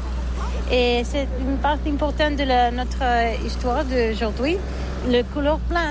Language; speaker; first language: French; non-native, learner; Catalan